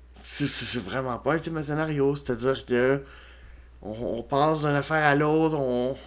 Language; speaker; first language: French; native; French